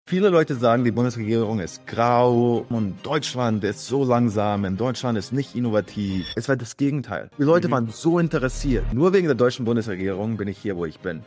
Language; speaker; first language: German; early bilingual, other home language; Croatian